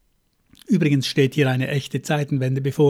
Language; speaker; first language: German; native; German